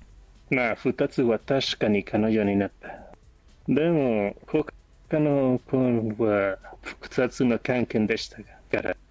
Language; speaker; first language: Japanese; non-native, learner; English